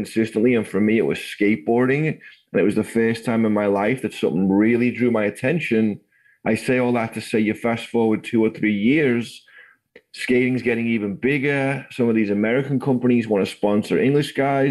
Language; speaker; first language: English; native; English